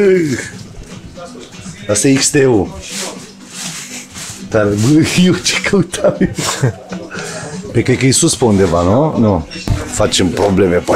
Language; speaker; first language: Romanian; native; Romanian